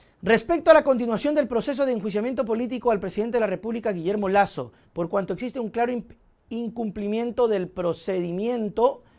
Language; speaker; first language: Spanish; native; Spanish